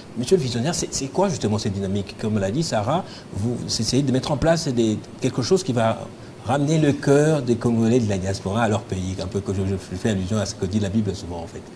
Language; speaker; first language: French; non-native, local second language; Lingala